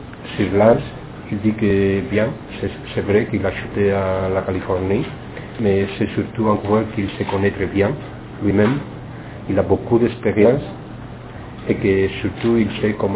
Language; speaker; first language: French; non-native, fluent; Spanish